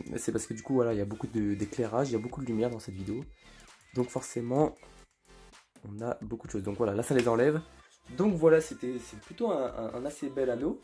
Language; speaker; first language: French; native; French